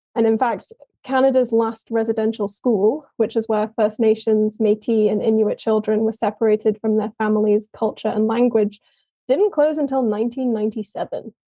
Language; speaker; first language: English; native; English